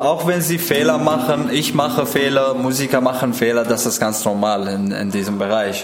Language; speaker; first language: German; non-native, fluent; Arabic